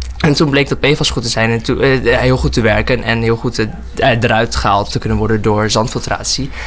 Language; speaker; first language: Dutch; early bilingual, other home language; Burmese